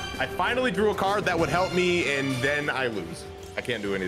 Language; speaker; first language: English; native; English